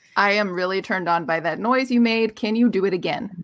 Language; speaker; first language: English; early bilingual, other home language; Persian